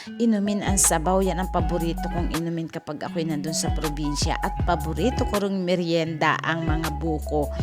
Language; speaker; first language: Filipino; native; Filipino